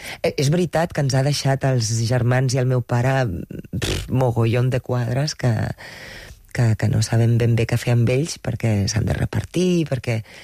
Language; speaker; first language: Catalan; non-native, local second language; Spanish